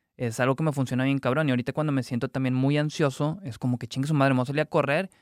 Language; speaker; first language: Spanish; native; Spanish